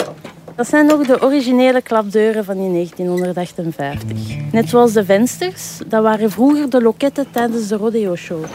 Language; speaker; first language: Dutch; native; Dutch